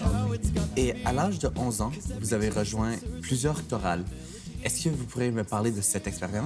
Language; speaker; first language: French; native; French